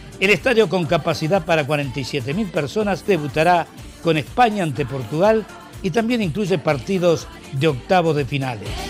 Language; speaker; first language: Spanish; native; Spanish